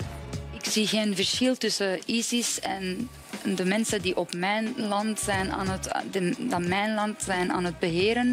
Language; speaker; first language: Dutch; non-native, fluent; Persian